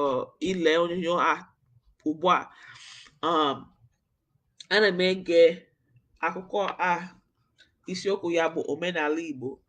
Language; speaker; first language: Igbo; non-native, learner; English